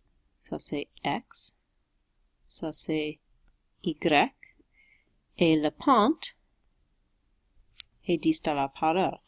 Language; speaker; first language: French; non-native, local second language; English